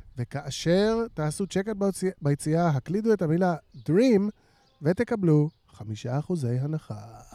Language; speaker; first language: Hebrew; native; Hebrew